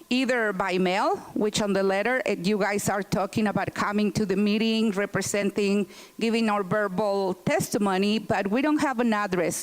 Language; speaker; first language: English; non-native, fluent; Spanish